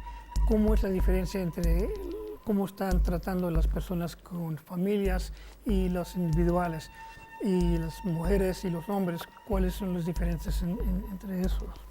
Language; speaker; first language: Spanish; non-native, fluent; English